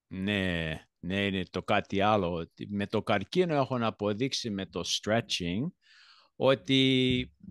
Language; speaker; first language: Greek; early bilingual, heritage; Greek